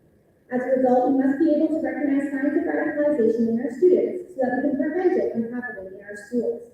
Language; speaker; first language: English; native; English